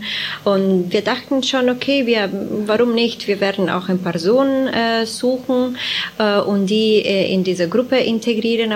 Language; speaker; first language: German; non-native, fluent; Italian